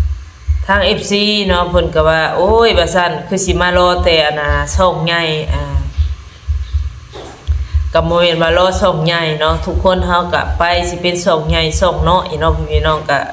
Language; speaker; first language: Thai; non-native, local second language; Lao